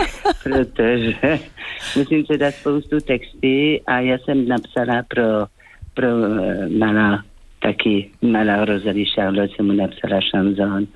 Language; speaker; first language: Czech; non-native, fluent; French